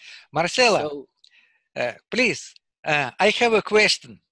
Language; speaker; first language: English; non-native, learner; Russian